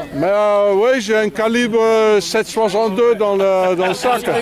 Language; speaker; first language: French; non-native, fluent; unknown